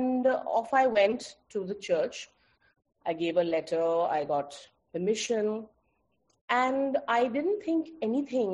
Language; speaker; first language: English; non-native, local second language; Bangla